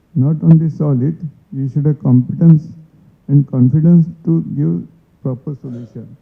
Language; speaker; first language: English; non-native, local second language; Marathi